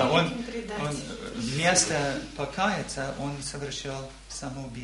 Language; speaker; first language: Russian; non-native, learner; English